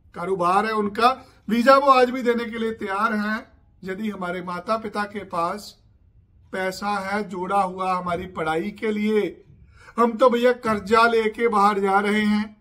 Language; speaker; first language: Hindi; non-native, local second language; Punjabi